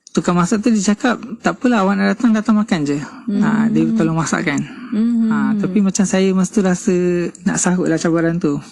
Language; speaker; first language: Malay; non-native, local second language; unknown